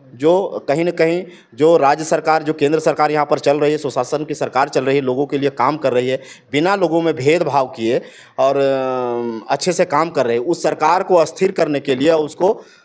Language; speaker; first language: Hindi; native; Hindi